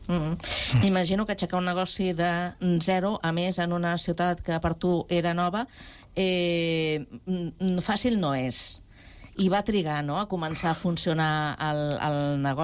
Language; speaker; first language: Catalan; native; Catalan